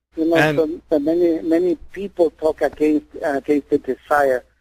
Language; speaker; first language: English; non-native, fluent; Spanish